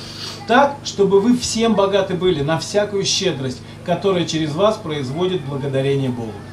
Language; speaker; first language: Russian; native; Russian